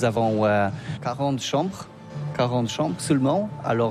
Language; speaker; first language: French; non-native, learner; Polish